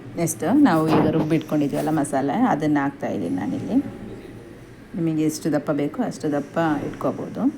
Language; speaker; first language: Kannada; non-native, local second language; Tulu